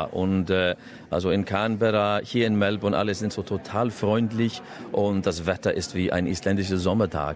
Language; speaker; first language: German; non-native, fluent; Icelandic